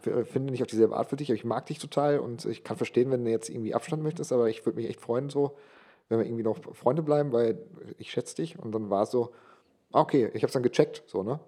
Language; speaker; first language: German; non-native, local second language; English